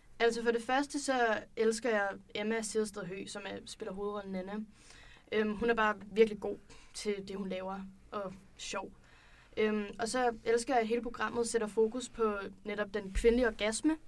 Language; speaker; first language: Danish; native; Danish